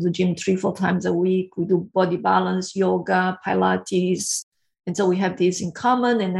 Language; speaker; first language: English; non-native, fluent; Portuguese